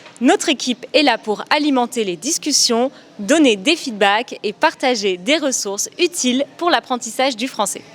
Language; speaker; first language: French; native; French